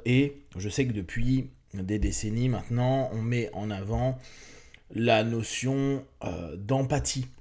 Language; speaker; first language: French; native; French